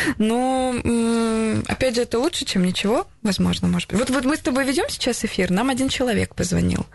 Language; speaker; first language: Russian; native; Russian